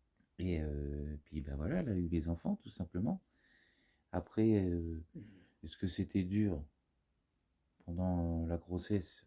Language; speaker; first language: French; native; French